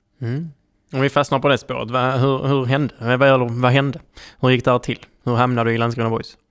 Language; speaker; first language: Swedish; native; Swedish